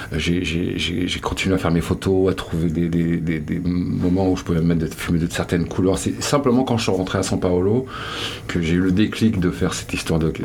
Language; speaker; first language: French; native; French